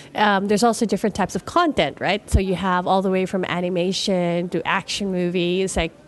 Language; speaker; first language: English; non-native, local second language; Filipino